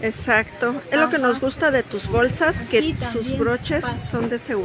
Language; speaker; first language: Spanish; native; Spanish